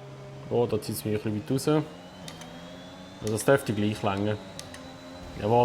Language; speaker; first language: German; native; German